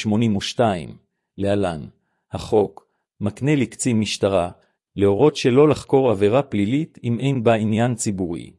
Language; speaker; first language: Hebrew; native; Hebrew